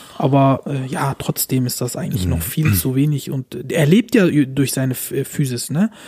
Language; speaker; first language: German; early bilingual, other home language; Turkish